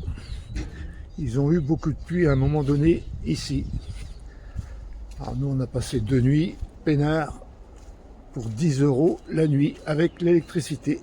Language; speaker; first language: French; native; French